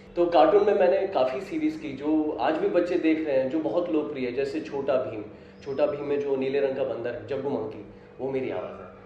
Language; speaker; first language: Hindi; non-native, local second language; Gujarati